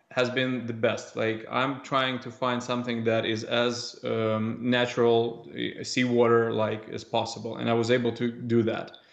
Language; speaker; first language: English; non-native, fluent; Russian